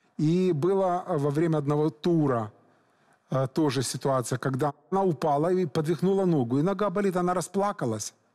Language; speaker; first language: Russian; native; Russian